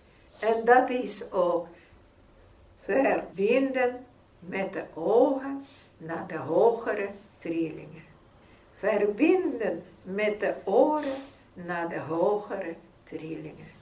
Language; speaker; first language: Dutch; non-native, fluent; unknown